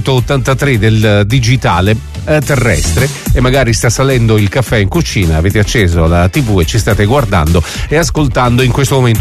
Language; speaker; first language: Italian; native; Italian